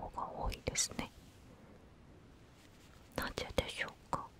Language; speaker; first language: Japanese; non-native, fluent; Korean